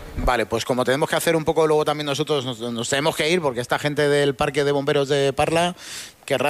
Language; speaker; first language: Spanish; native; Spanish